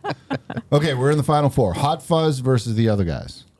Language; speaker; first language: English; native; English